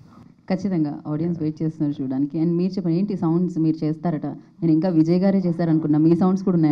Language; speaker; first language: Telugu; native; Telugu